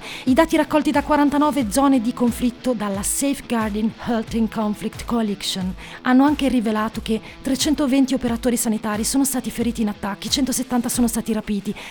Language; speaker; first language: Italian; native; Italian